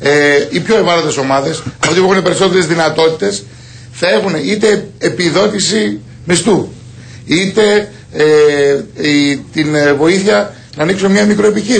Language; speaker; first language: Greek; native; Greek